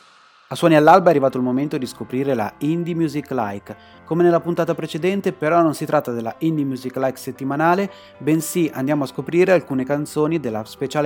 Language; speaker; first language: Italian; native; Italian